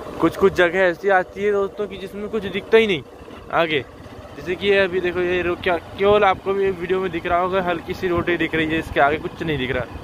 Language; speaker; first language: Hindi; native; Hindi